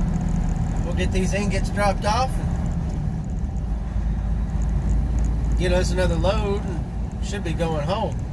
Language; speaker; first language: English; native; English